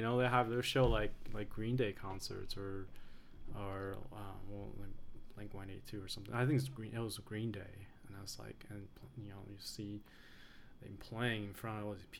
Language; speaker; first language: English; early bilingual, other home language; Chinese